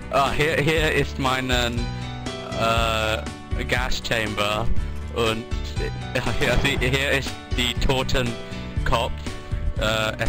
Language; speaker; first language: German; non-native, learner; English